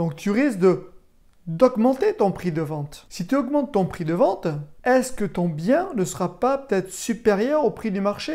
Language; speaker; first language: French; native; French